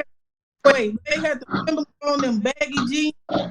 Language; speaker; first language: English; native; English